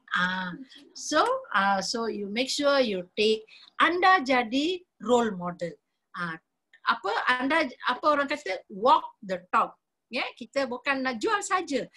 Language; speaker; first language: Malay; non-native, local second language; Tamil